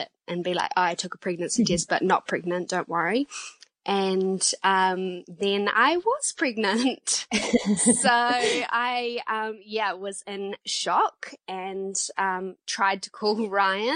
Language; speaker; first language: English; native; English